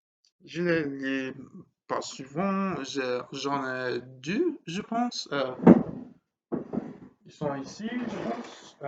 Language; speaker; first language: French; non-native, learner; English